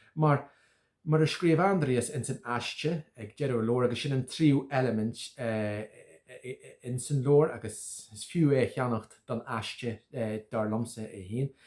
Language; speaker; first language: Irish; native; Irish